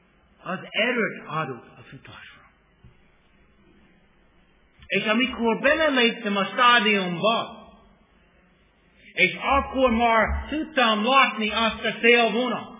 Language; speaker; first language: Hungarian; non-native, fluent; English